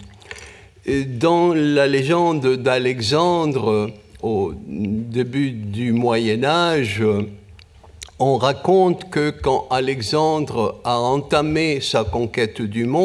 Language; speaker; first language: French; non-native, fluent; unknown